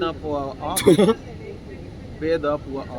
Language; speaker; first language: French; non-native, learner; Nepali